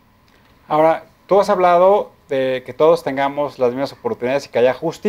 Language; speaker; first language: Spanish; native; Spanish